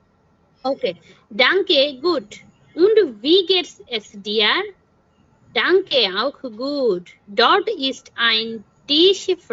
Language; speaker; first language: German; non-native, learner; Bangla